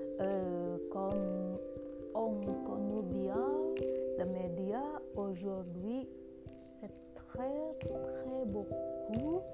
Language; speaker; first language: French; non-native, learner; Indonesian